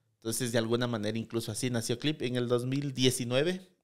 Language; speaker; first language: Spanish; native; Spanish